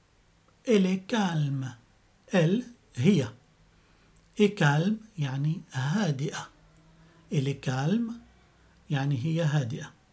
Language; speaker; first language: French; non-native, fluent; Arabic